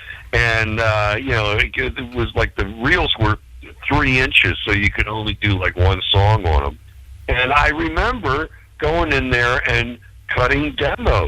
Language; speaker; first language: English; native; English